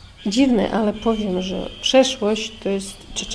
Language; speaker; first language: Polish; non-native, fluent; Chechen